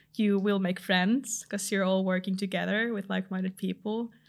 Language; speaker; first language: English; non-native, fluent; Finnish